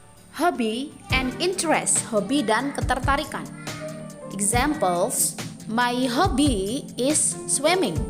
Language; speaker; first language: English; non-native, fluent; Indonesian